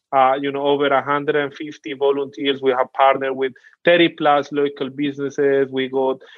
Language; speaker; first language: English; non-native, fluent; Spanish